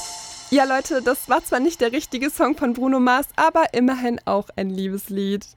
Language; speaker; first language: German; native; German